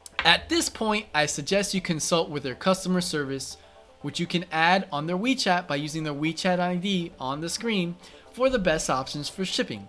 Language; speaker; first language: English; native; English